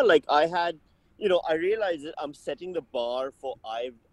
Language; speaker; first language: English; non-native, local second language; Urdu